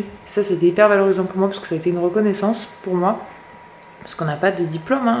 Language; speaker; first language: French; native; French